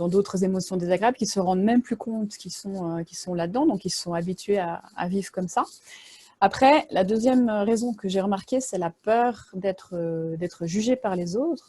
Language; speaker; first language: French; native; French